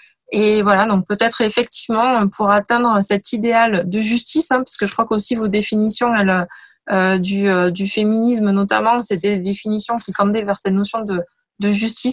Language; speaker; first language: French; native; French